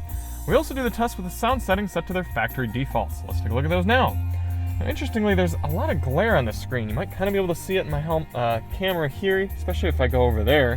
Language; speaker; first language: English; native; English